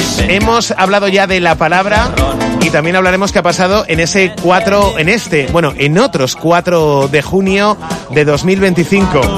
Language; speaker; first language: Spanish; native; Spanish